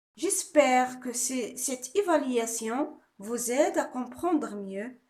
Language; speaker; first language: French; non-native, local second language; Arabic